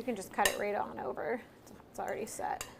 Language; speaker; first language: English; native; English